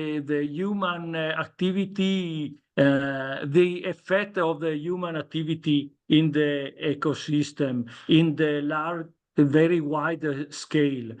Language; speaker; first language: English; non-native, learner; Italian